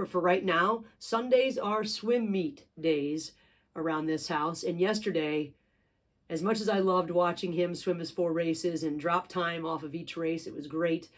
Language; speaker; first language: English; native; English